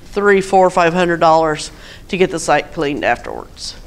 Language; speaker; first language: English; native; English